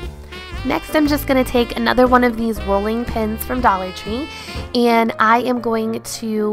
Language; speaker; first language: English; native; English